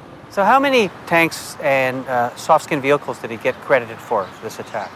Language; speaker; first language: English; native; English